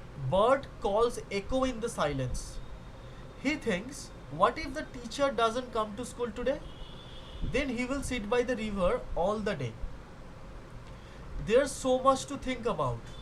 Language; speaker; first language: English; non-native, local second language; Bangla